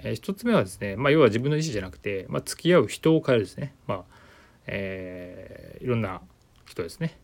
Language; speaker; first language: Japanese; native; Japanese